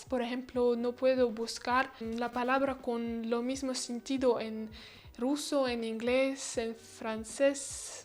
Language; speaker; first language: Spanish; non-native, learner; Russian